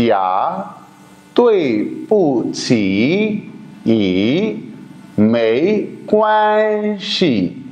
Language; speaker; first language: Chinese; non-native, learner; Urdu